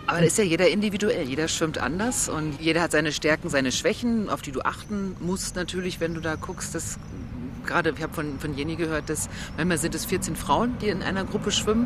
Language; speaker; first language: German; native; German